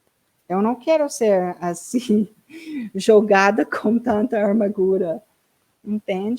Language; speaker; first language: Portuguese; non-native, learner; English